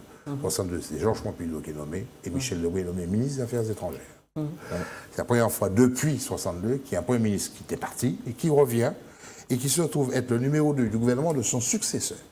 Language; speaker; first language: French; native; French